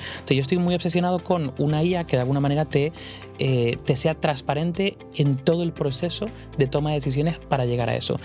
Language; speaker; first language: Spanish; native; Spanish